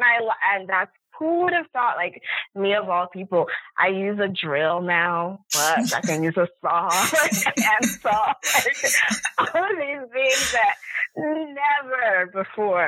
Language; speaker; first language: English; non-native, local second language; Yoruba